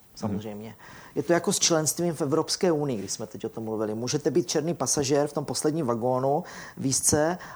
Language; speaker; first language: Czech; native; Czech